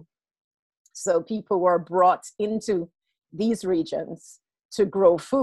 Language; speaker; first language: English; native; English